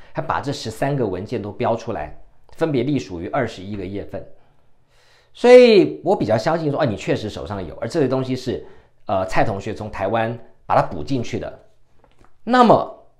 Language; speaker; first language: Chinese; native; Chinese